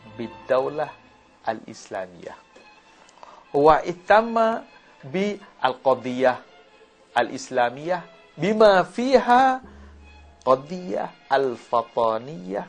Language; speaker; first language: Arabic; non-native, learner; Malay